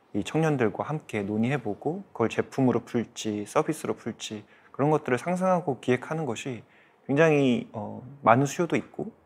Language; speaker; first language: Korean; native; Korean